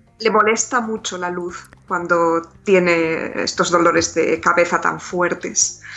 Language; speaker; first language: Spanish; native; Spanish